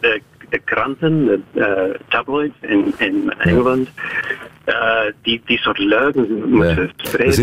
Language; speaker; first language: Dutch; non-native, fluent; English